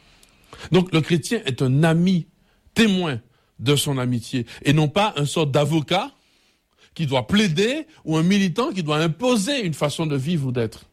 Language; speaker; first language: French; native; French